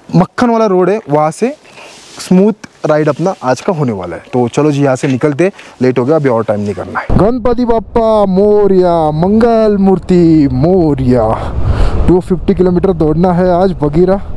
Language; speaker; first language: Hindi; non-native, local second language; Marathi